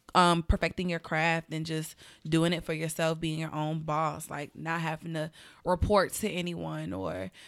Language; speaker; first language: English; native; English